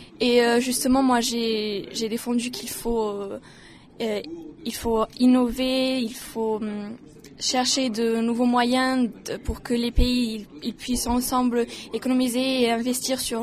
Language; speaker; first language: French; non-native, fluent; Portuguese